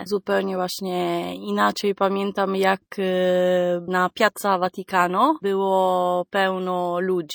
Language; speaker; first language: Polish; non-native, fluent; Italian